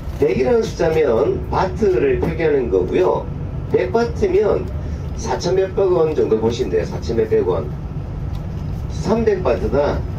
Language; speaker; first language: Korean; native; Korean